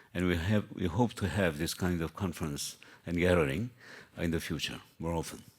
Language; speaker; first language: English; non-native, fluent; Korean